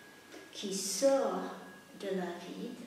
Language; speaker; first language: French; non-native, fluent; English